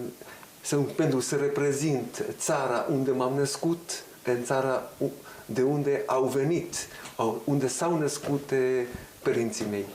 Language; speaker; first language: Romanian; early bilingual, heritage; Hebrew